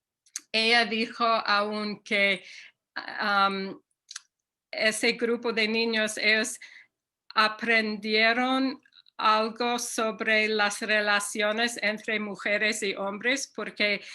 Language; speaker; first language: Spanish; non-native, fluent; English